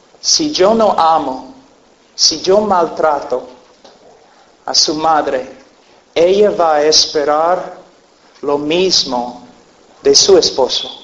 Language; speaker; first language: Spanish; non-native, fluent; English